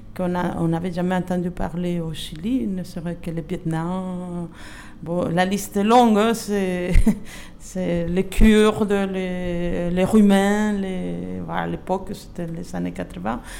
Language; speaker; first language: French; non-native, fluent; Spanish